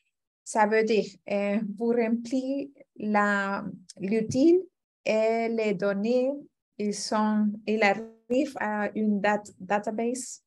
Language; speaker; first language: French; non-native, fluent; Spanish